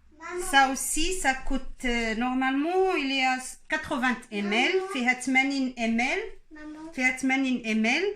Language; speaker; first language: French; non-native, local second language; Arabic